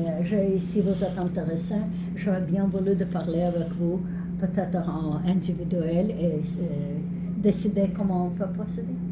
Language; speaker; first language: French; non-native, learner; English